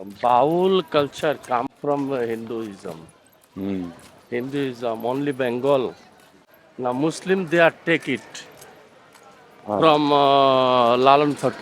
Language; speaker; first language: English; non-native, learner; Bangla